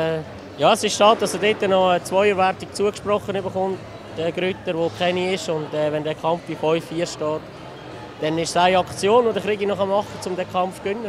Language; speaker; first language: German; native; German